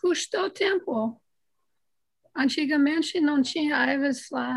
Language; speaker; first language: Portuguese; non-native, fluent; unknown